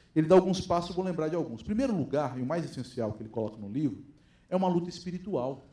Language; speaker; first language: Portuguese; native; Portuguese